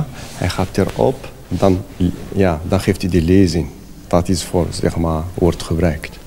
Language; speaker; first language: Dutch; non-native, fluent; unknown